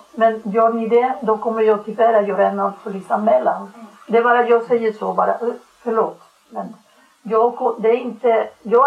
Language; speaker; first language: Swedish; non-native, learner; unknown